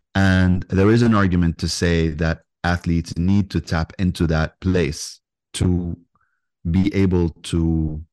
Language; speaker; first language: English; non-native, fluent; Arabic